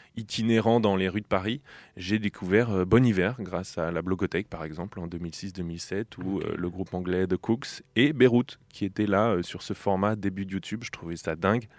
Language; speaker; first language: French; native; French